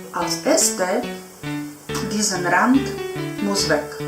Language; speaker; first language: German; non-native, learner; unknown